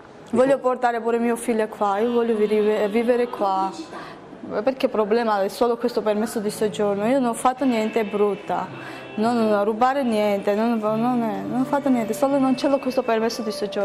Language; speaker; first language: Italian; non-native, learner; Georgian